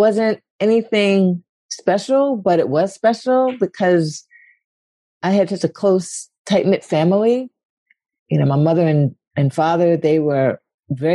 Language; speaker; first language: English; native; English